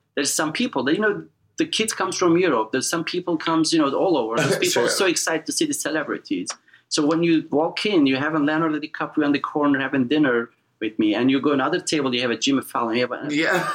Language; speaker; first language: English; non-native, fluent; Turkish